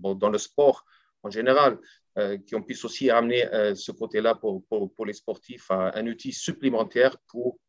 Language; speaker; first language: French; non-native, fluent; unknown